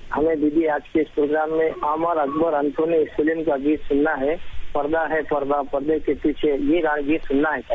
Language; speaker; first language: Hindi; non-native, local second language; Urdu